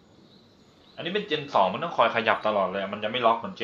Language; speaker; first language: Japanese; non-native, learner; Thai